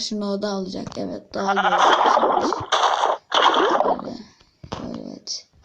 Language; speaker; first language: Turkish; native; Turkish